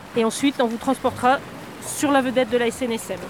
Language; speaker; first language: French; native; French